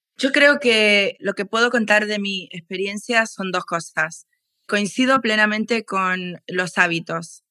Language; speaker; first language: Spanish; native; Spanish